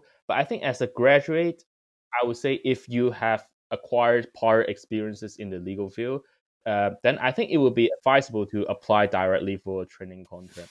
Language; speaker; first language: English; non-native, local second language; Cantonese